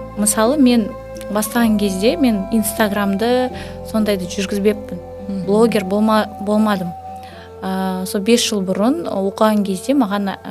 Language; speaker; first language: Kazakh; non-native, local second language; Russian